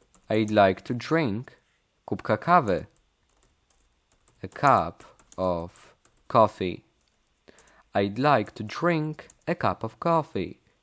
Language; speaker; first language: English; non-native, fluent; Polish